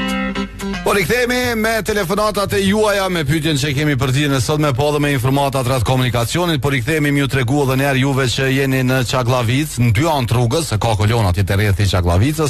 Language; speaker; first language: Albanian; native; Albanian